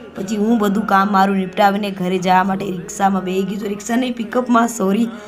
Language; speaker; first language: Gujarati; non-native, local second language; Bhili